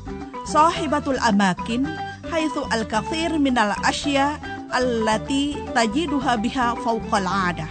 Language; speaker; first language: Arabic; non-native, fluent; Indonesian